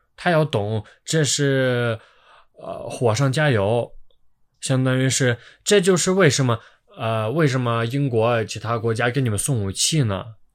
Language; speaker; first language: Chinese; non-native, fluent; Ukrainian